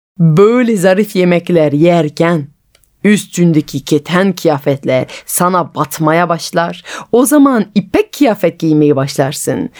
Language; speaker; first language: Turkish; non-native, fluent; French